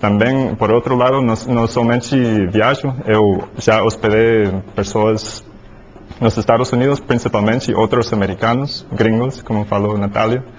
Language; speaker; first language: Portuguese; non-native, learner; English